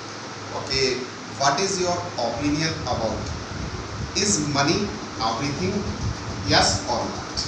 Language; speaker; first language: English; non-native, local second language; Hindi